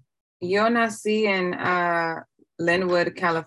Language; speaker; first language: Spanish; non-native, learner; English